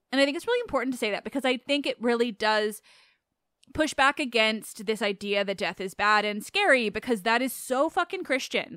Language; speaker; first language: English; native; English